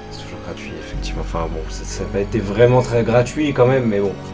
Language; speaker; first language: French; native; French